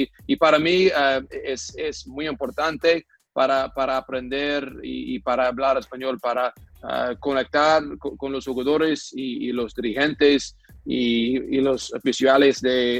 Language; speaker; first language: Spanish; non-native, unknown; English